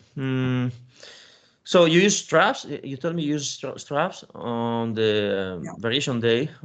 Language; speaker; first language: English; non-native, fluent; Italian